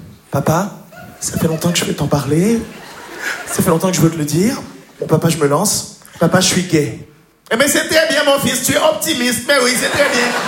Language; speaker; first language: French; native; French